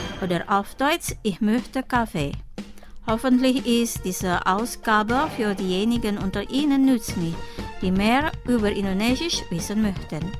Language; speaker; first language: German; non-native, fluent; Indonesian